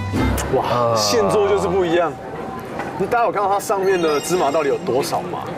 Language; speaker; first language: Chinese; native; Chinese